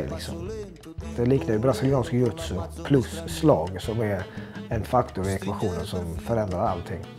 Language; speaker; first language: Swedish; native; Swedish